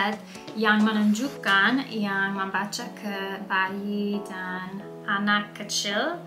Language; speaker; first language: Indonesian; non-native, learner; English